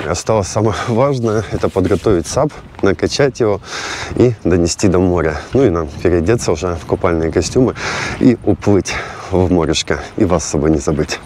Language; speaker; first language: Russian; native; Russian